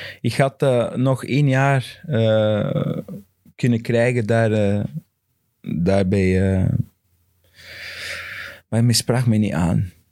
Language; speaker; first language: Dutch; non-native, fluent; Portuguese